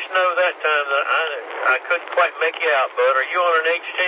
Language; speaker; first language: English; native; English